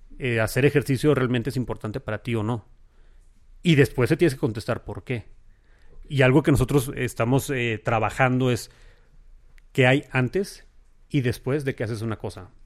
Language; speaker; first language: Spanish; native; Spanish